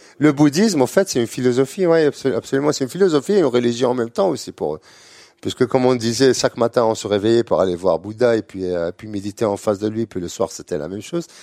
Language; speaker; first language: French; non-native, local second language; Arabic